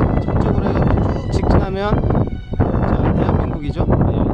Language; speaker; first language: Korean; native; Korean